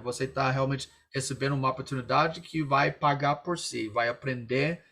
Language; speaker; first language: Portuguese; non-native, fluent; English